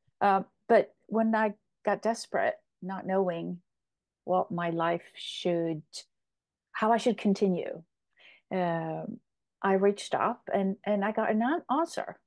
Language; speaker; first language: English; non-native, fluent; Polish